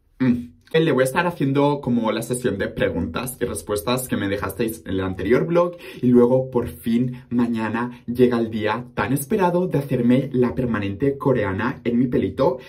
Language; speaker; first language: Spanish; native; Spanish